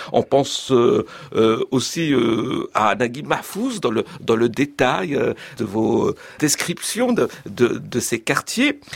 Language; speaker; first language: French; native; French